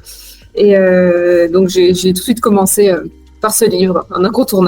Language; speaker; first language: French; native; French